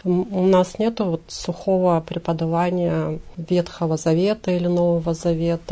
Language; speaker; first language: Russian; native; Russian